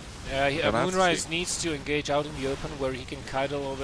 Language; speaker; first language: English; non-native, fluent; Dutch